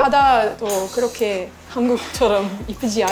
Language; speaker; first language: Korean; non-native, learner; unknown